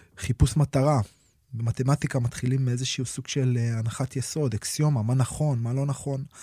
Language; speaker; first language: Hebrew; native; Hebrew